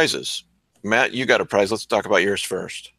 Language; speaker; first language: English; native; English